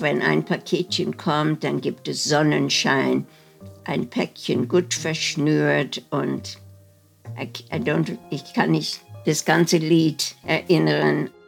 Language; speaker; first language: German; non-native, fluent; Dutch